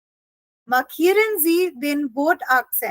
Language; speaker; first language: German; non-native, fluent; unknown